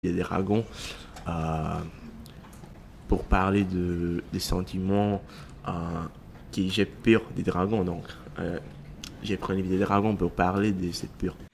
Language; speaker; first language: French; non-native, learner; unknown